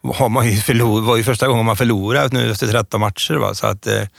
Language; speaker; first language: Swedish; native; Swedish